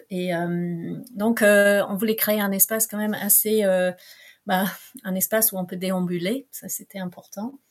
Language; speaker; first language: French; non-native, fluent; English